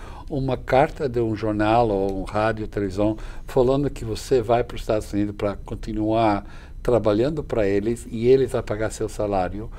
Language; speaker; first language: Portuguese; non-native, fluent; English